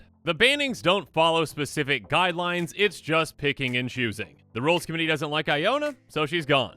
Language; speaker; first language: English; native; English